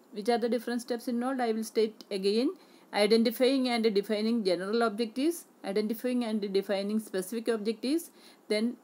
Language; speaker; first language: English; non-native, local second language; Malayalam